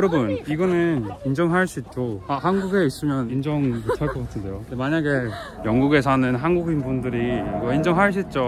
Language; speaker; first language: Korean; non-native, fluent; English